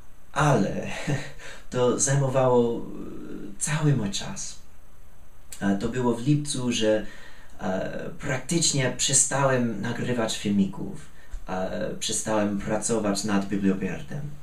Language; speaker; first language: Polish; non-native, fluent; English